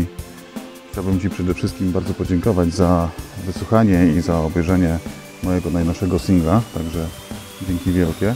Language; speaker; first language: Polish; native; Polish